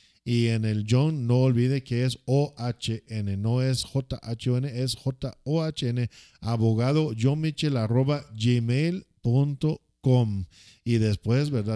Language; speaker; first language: Spanish; non-native, fluent; English